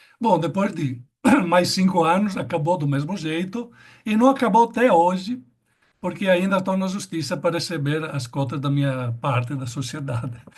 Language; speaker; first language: Portuguese; non-native, fluent; Italian